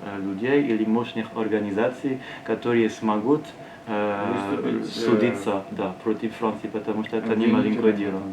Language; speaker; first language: Russian; non-native, learner; French